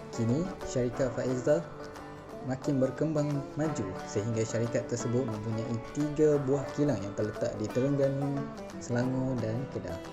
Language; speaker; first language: Malay; native; Malay